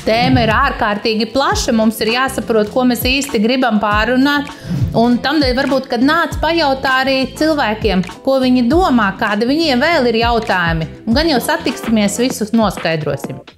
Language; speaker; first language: Latvian; native; Latvian